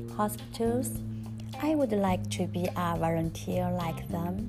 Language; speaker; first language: English; non-native, learner; Chinese